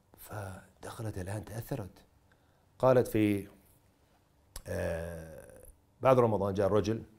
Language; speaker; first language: Arabic; non-native, fluent; English